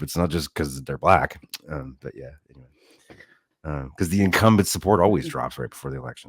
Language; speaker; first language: English; native; English